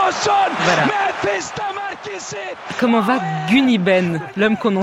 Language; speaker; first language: French; native; French